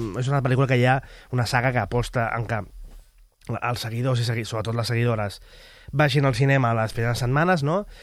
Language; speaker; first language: Catalan; native; Catalan